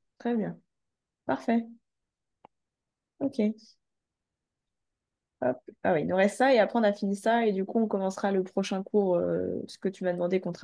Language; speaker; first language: French; native; French